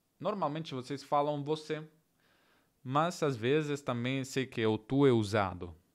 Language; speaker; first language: Portuguese; non-native, learner; Italian